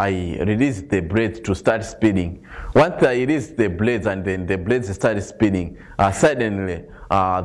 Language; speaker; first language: English; non-native, local second language; Nyanja